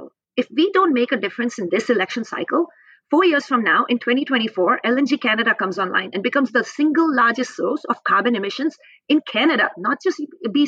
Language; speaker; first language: English; non-native, local second language; Hindi